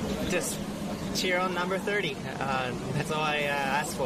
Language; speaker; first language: English; early bilingual, other home language; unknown